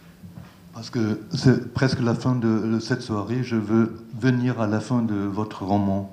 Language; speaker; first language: French; non-native, learner; German